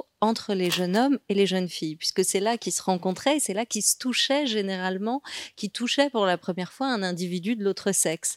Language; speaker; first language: French; native; French